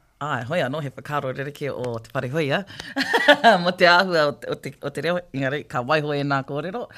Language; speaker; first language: Māori; native; Māori